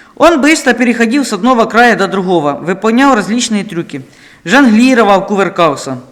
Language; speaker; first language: Russian; non-native, local second language; Ukrainian